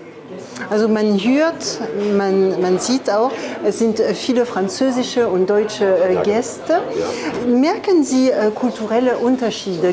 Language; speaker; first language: German; non-native, fluent; French